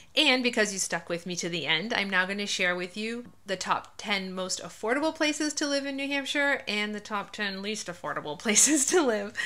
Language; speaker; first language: English; native; English